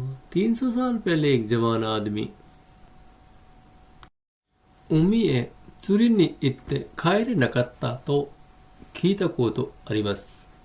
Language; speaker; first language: Japanese; non-native, fluent; Hindi